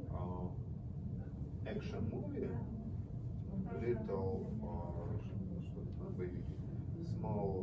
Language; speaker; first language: English; non-native, learner; Russian